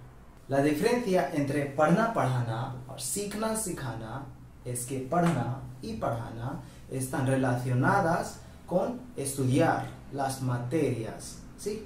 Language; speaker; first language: Spanish; non-native, fluent; Hindi